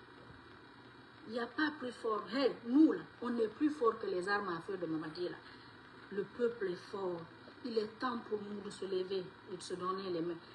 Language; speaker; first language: French; non-native, local second language; Fula